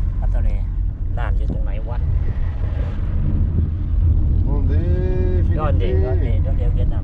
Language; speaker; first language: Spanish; non-native, learner; Thai